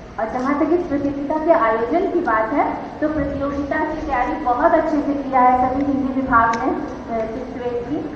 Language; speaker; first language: Hindi; native; Hindi